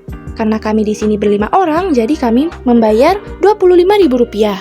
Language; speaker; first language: Indonesian; native; Indonesian